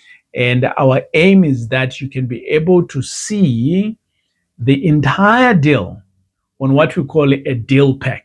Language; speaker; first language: English; non-native, local second language; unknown